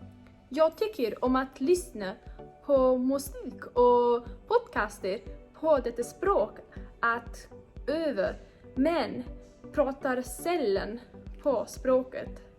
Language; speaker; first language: Swedish; non-native, learner; English